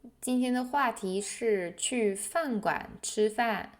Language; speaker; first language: Chinese; non-native, fluent; Polish